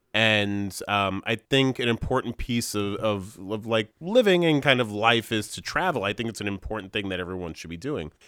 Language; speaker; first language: English; native; English